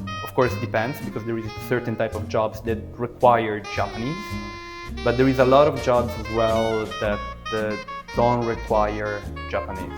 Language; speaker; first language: English; early bilingual, other home language; Italian